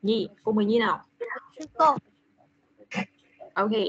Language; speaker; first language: Vietnamese; native; Vietnamese